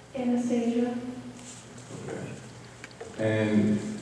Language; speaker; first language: English; native; English